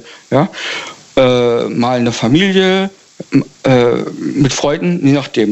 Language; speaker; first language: German; native; German